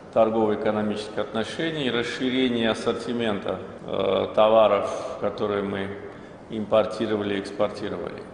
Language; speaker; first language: Russian; non-native, local second language; Azerbaijani